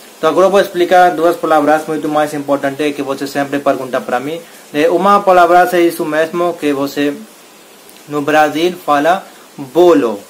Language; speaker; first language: Portuguese; non-native, learner; Hindi